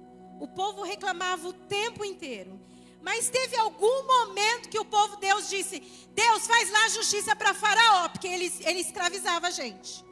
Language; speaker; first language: Portuguese; native; Portuguese